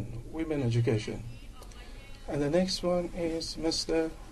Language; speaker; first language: English; non-native, learner; Persian